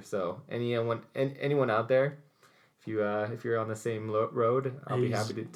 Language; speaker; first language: English; native; English